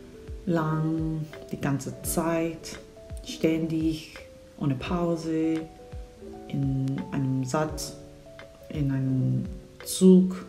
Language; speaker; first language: German; non-native, fluent; Korean